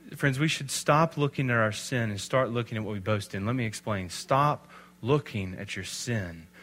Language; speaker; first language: English; native; English